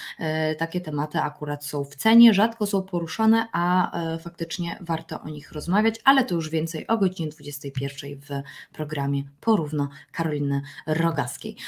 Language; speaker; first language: Polish; native; Polish